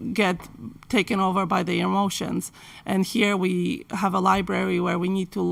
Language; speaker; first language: English; non-native, fluent; Polish